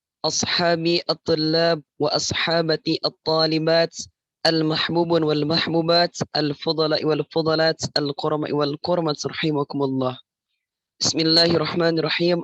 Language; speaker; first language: Arabic; non-native, learner; Indonesian